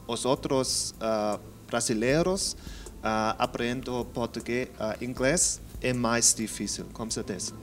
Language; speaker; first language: Portuguese; non-native, learner; English